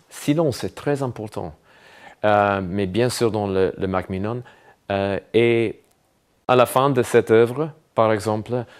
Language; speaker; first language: French; non-native, fluent; English